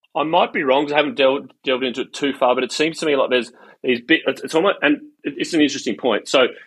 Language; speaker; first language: English; native; English